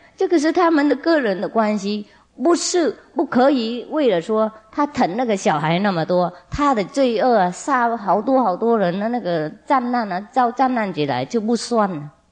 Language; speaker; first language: Chinese; non-native, fluent; Vietnamese